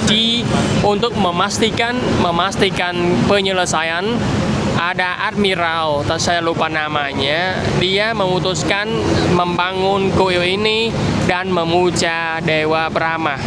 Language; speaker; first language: Indonesian; non-native, fluent; Vietnamese